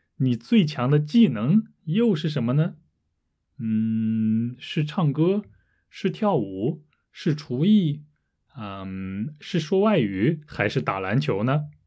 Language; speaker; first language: Chinese; native; Chinese